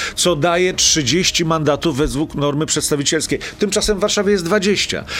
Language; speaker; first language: Polish; native; Polish